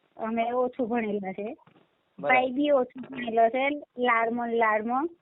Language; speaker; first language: Gujarati; native; Gujarati